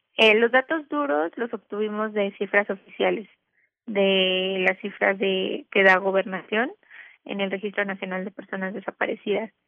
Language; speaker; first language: Spanish; native; Spanish